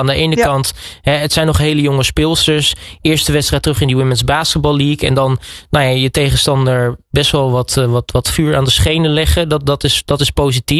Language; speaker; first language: Dutch; native; Dutch